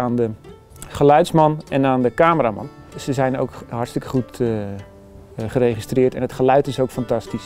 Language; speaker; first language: Dutch; native; Dutch